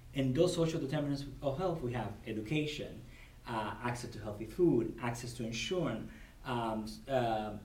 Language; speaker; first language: English; non-native, fluent; Spanish